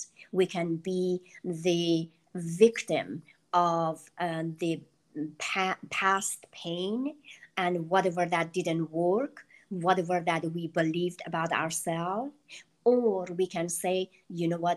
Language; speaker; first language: English; non-native, fluent; Persian